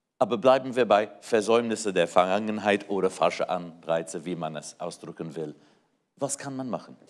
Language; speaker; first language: German; non-native, fluent; English